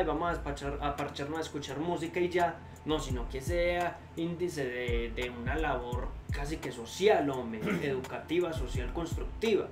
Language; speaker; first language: Spanish; native; Spanish